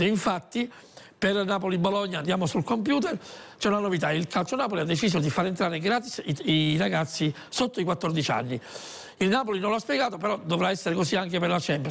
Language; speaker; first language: Italian; native; Italian